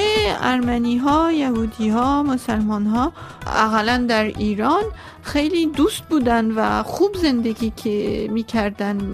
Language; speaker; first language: Persian; non-native, local second language; Armenian